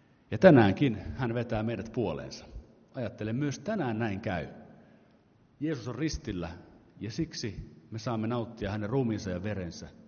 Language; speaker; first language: Finnish; native; Finnish